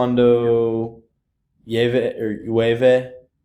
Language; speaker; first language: Spanish; non-native, learner; English